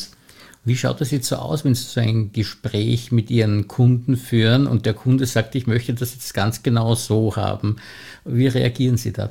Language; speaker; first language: German; native; German